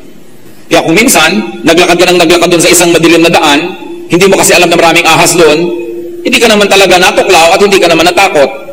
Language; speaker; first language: Filipino; native; Filipino